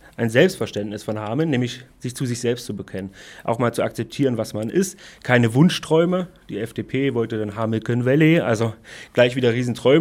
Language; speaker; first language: German; native; German